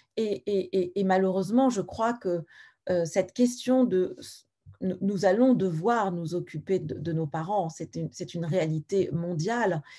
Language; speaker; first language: French; native; French